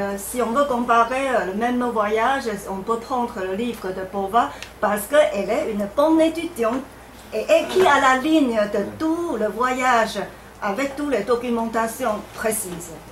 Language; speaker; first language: French; non-native, fluent; Chinese